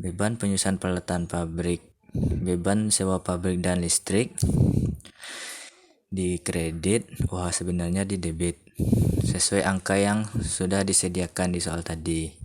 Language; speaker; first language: Indonesian; native; Indonesian